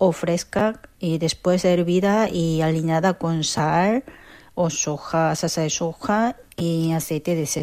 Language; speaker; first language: Spanish; non-native, local second language; Korean